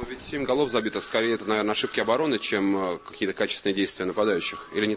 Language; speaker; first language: Russian; native; Russian